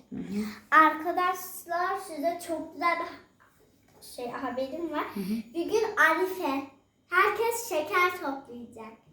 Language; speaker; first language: Turkish; native; Turkish